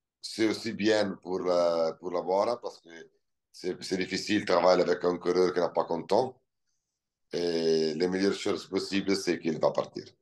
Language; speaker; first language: French; non-native, learner; Italian